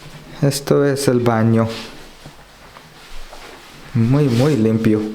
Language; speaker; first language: Spanish; non-native, learner; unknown